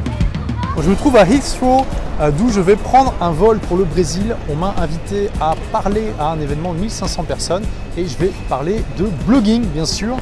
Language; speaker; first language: French; native; French